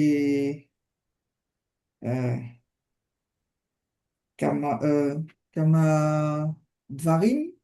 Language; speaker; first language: Hebrew; non-native, learner; French